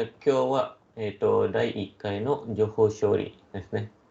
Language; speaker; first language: Japanese; non-native, fluent; Malay